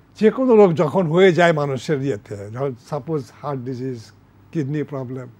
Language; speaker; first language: Bangla; native; Bangla